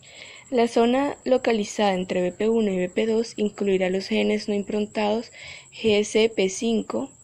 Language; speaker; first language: Spanish; native; Spanish